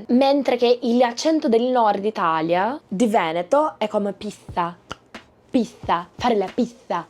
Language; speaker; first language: Italian; non-native, learner; Portuguese